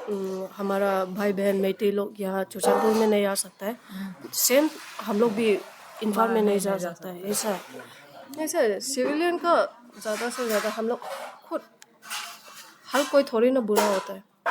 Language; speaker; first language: Hindi; non-native, local second language; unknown